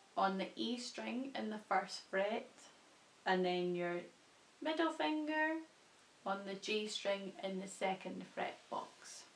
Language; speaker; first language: English; native; English